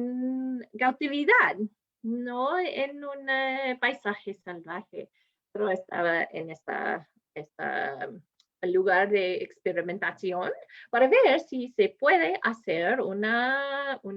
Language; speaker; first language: Spanish; non-native, fluent; English